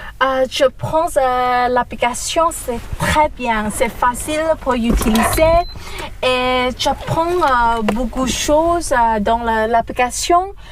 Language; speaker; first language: French; non-native, learner; Thai